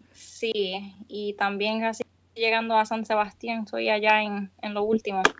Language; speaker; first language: Spanish; native; Spanish